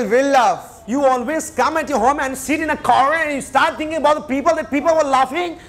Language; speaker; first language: English; non-native, fluent; Hindi